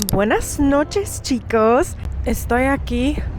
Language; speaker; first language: Spanish; non-native, learner; English